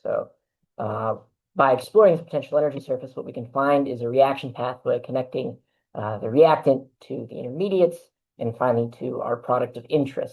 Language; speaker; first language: English; native; English